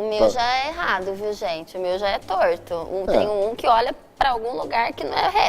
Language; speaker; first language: Portuguese; native; Portuguese